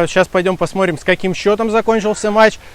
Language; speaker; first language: Russian; native; Russian